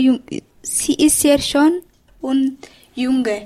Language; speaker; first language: German; non-native, learner; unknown